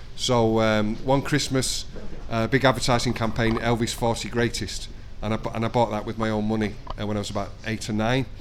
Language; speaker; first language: English; native; English